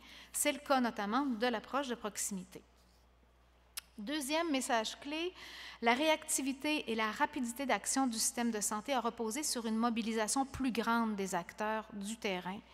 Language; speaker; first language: French; native; French